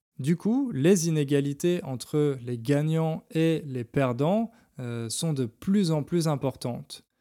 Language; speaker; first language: French; native; French